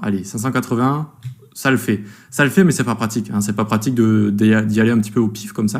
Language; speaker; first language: French; native; French